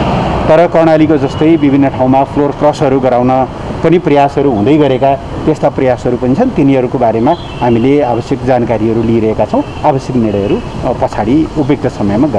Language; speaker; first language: Nepali; native; Nepali